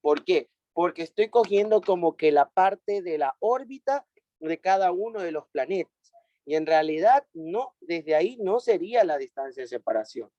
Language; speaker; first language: Spanish; native; Spanish